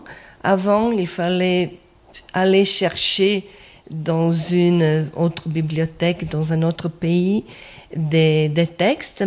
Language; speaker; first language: French; non-native, fluent; Croatian